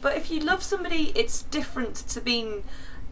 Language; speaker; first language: English; native; English